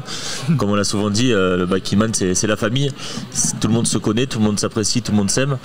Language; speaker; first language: French; native; French